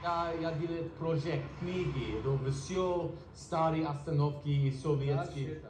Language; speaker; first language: Russian; non-native, learner; English